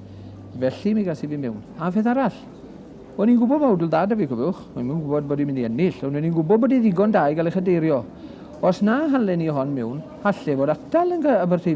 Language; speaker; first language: Welsh; native; Welsh